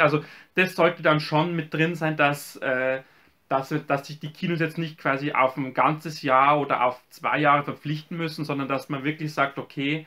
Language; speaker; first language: German; native; German